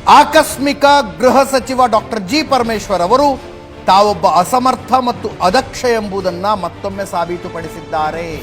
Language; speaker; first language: Kannada; native; Kannada